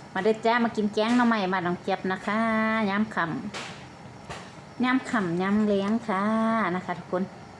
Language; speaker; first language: Thai; native; Thai